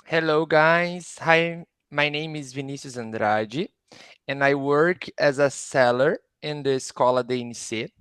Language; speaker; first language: English; non-native, learner; Portuguese